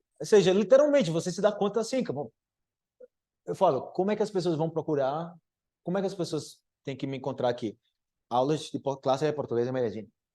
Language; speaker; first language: Portuguese; native; Portuguese